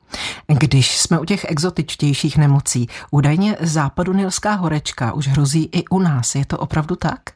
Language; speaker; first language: Czech; native; Czech